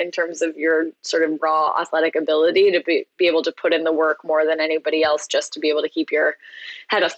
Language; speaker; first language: English; native; English